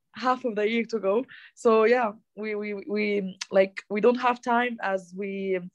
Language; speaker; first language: English; non-native, fluent; Arabic